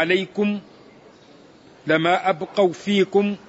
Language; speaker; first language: Arabic; native; Arabic